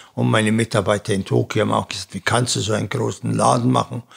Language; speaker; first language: German; native; German